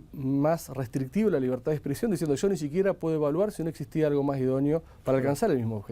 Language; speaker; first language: Spanish; native; Spanish